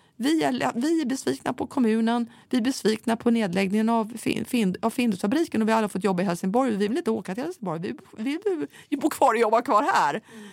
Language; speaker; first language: Swedish; native; Swedish